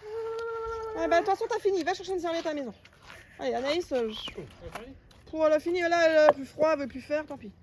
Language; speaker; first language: French; native; French